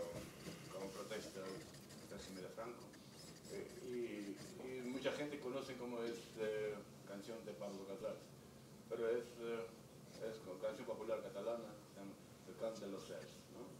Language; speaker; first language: Spanish; non-native, learner; Russian